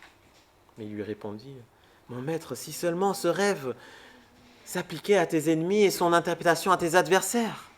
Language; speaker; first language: French; native; French